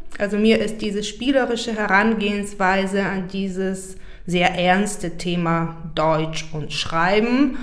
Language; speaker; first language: German; non-native, fluent; Bulgarian